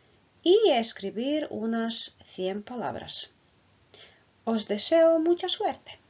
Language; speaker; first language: Spanish; non-native, fluent; Croatian